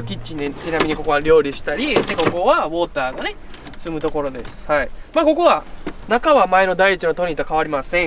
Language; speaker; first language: Japanese; native; Japanese